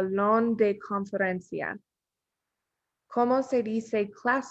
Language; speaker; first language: Spanish; non-native, learner; English